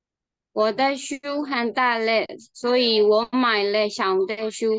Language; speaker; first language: Chinese; non-native, learner; Thai